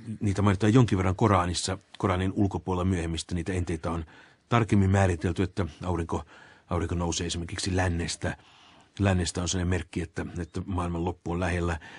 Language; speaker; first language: Finnish; native; Finnish